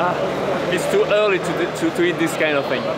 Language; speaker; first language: English; non-native, learner; French